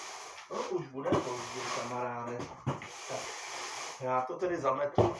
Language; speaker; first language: Czech; native; Czech